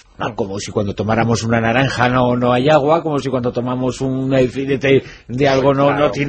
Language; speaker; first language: Spanish; native; Spanish